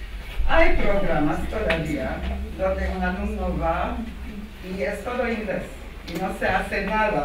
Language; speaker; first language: Spanish; non-native, fluent; Armenian